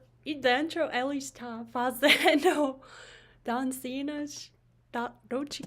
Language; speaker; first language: Portuguese; non-native, learner; English